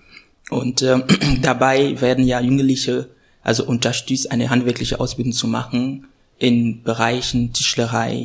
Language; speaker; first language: German; non-native, fluent; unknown